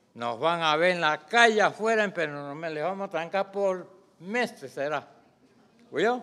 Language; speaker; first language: Spanish; native; Spanish